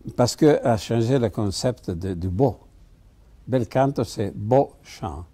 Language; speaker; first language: French; non-native, fluent; Italian